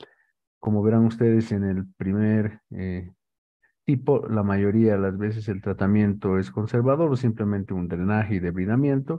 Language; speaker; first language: Spanish; native; Spanish